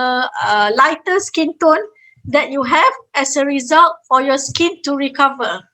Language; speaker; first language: English; non-native, fluent; Malay